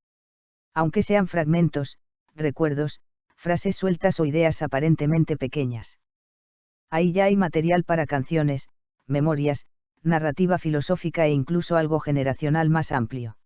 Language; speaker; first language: Spanish; native; Spanish